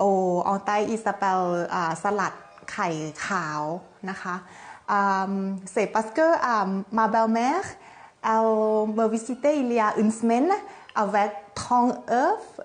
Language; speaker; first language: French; non-native, fluent; Thai